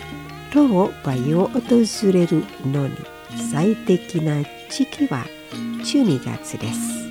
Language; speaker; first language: Japanese; non-native, fluent; Indonesian